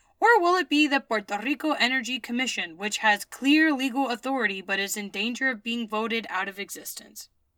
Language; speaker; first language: English; early bilingual, other home language; Spanish